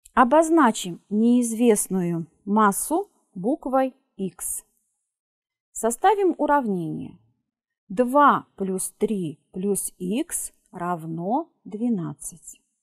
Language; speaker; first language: Russian; native; Russian